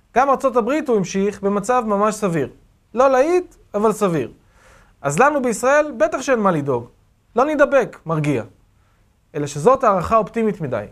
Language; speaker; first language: Hebrew; native; Hebrew